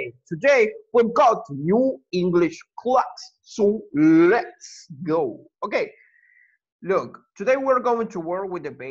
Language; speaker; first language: English; non-native, fluent; Spanish